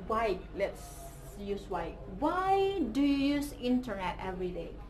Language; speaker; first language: English; non-native, fluent; Indonesian